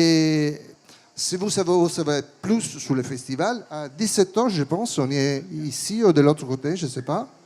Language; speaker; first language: French; non-native, fluent; Italian